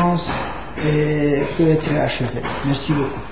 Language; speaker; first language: French; non-native, fluent; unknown